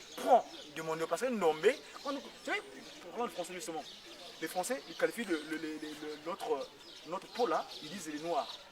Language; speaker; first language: French; non-native, local second language; Kongo